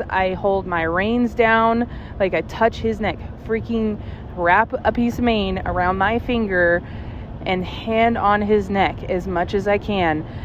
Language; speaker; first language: English; native; English